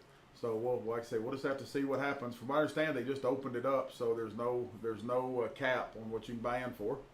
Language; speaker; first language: English; native; English